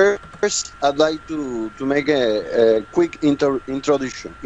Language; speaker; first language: English; non-native, learner; Spanish